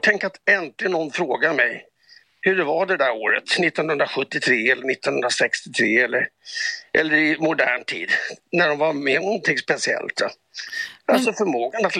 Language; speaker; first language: Swedish; native; Swedish